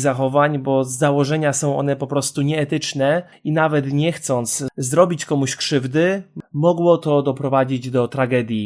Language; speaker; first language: Polish; native; Polish